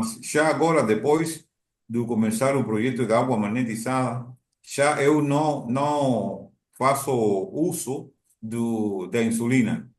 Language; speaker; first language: Portuguese; non-native, learner; Spanish